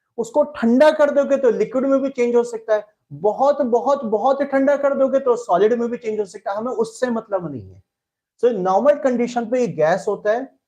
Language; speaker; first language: Hindi; native; Hindi